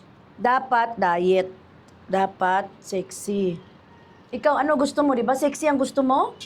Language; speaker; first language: Filipino; non-native, local second language; Cebuano